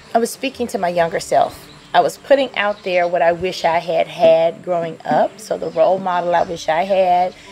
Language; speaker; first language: English; native; English